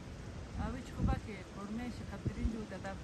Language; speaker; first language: Persian; native; Persian